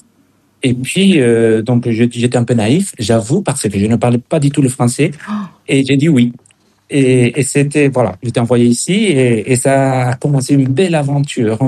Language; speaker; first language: French; non-native, fluent; Spanish